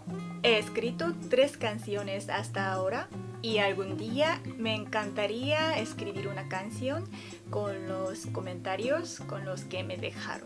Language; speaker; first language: Spanish; non-native, fluent; Korean